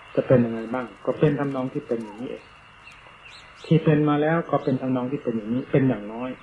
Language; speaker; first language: Thai; native; Thai